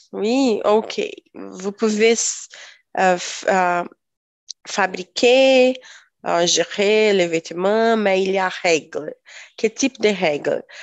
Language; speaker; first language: French; non-native, learner; Portuguese